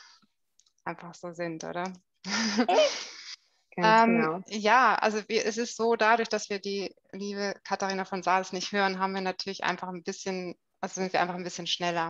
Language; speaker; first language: German; native; German